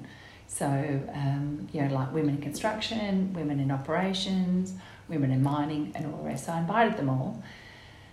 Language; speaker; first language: English; native; English